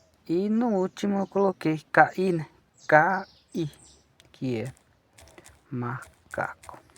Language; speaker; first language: Portuguese; non-native, local second language; Guarani